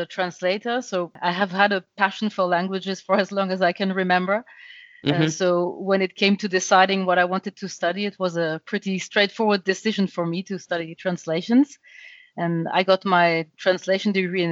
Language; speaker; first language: English; non-native, fluent; French